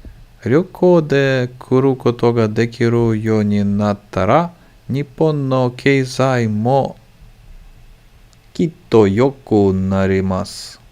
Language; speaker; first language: Japanese; non-native, learner; English